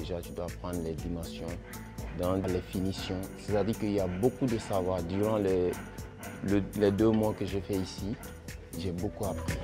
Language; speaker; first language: French; non-native, fluent; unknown